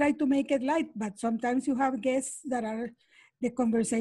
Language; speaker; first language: English; non-native, fluent; Spanish